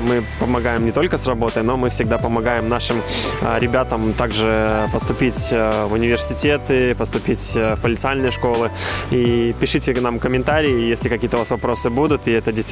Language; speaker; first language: Russian; native; Russian